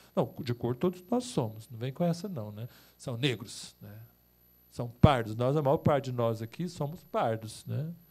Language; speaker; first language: Portuguese; native; Portuguese